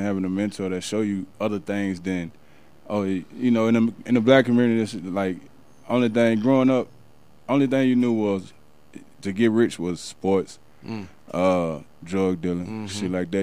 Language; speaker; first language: English; native; English